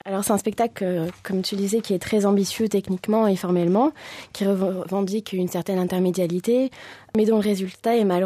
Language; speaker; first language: French; native; French